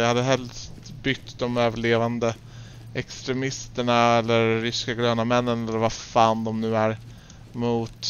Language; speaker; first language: Swedish; native; Swedish